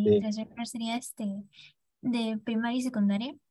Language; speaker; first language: Spanish; native; Spanish